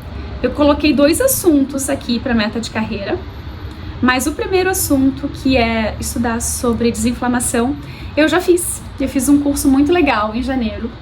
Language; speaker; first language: Portuguese; native; Portuguese